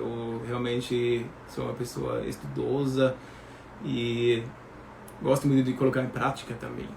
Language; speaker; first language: Portuguese; non-native, fluent; German